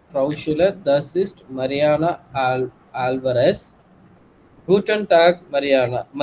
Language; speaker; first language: German; non-native, learner; Tamil